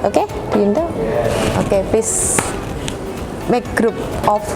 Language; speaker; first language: English; non-native, learner; Indonesian